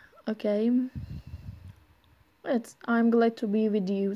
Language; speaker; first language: English; non-native, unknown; Turkish